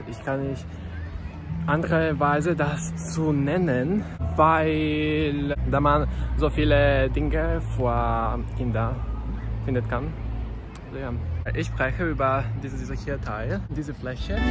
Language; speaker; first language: German; non-native, learner; Serbian